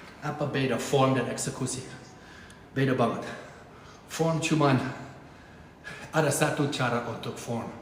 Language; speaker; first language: Indonesian; non-native, fluent; English